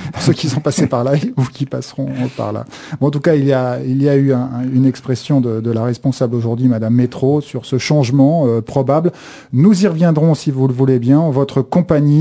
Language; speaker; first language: French; native; French